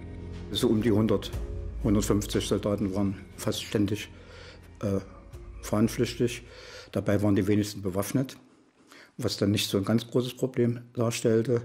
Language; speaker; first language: German; native; German